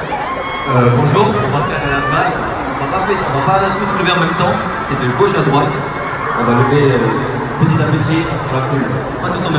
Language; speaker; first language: French; native; French